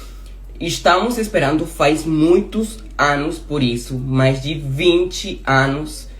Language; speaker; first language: Portuguese; non-native, fluent; Spanish